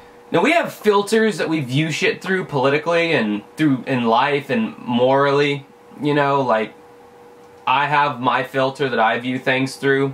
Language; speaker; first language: English; native; English